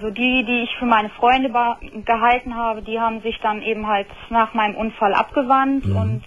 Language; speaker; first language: German; native; German